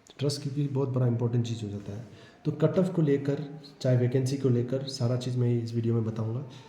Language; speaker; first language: Hindi; non-native, local second language; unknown